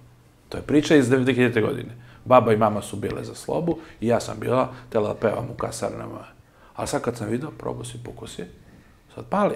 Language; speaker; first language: Serbian; native; Serbian